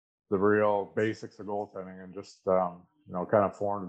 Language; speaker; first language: English; native; English